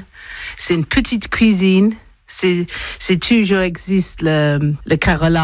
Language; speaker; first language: French; non-native, learner; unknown